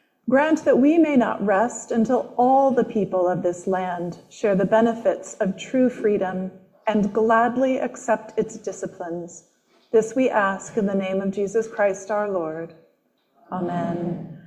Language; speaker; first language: English; native; English